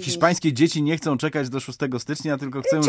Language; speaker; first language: Polish; native; Polish